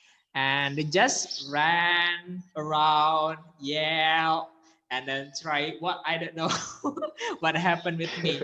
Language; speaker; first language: English; non-native, learner; Indonesian